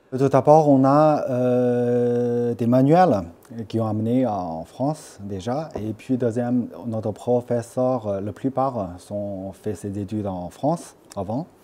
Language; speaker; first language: French; non-native, fluent; Chinese